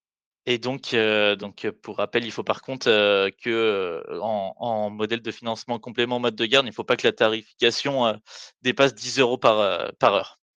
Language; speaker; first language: French; native; French